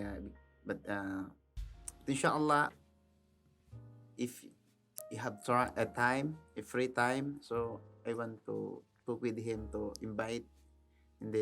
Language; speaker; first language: English; non-native, learner; Filipino